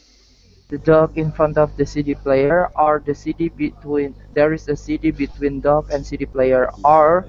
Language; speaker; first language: English; non-native, learner; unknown